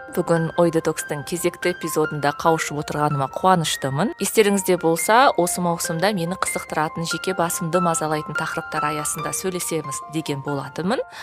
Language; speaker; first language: Kazakh; native; Kazakh